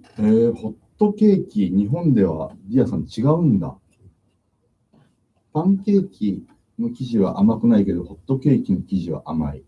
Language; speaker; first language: Japanese; native; Japanese